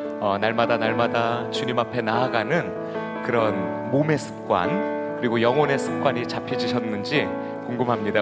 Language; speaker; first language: Korean; native; Korean